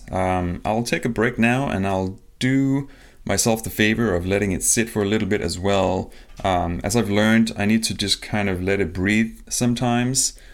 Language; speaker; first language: English; non-native, fluent; Danish